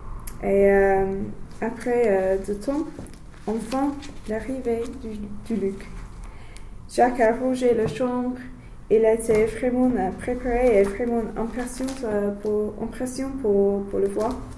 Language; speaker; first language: French; non-native, learner; English